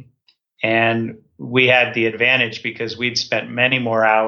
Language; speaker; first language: English; native; English